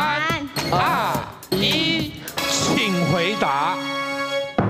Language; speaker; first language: Chinese; native; Chinese